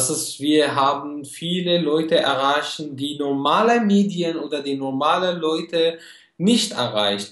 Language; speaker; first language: German; non-native, fluent; Arabic